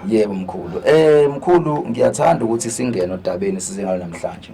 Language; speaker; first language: Zulu; native; Zulu